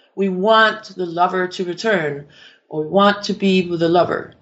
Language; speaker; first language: English; non-native, fluent; Danish